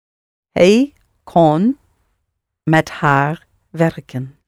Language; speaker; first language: Dutch; non-native, learner; English